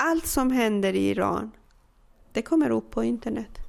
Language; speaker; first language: Swedish; non-native, fluent; Persian